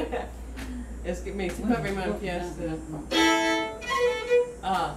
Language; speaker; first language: French; non-native, fluent; English